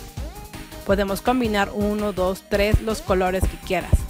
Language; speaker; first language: Spanish; native; Spanish